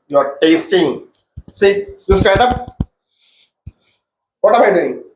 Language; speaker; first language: English; non-native, local second language; Malayalam